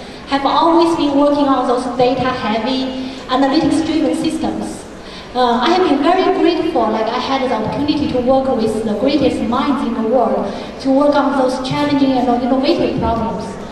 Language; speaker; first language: English; non-native, fluent; Chinese